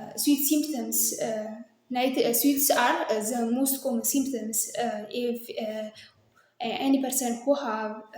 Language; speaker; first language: English; non-native, local second language; Amharic